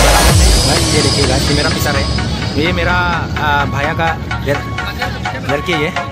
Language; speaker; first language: Hindi; non-native, local second language; Karbi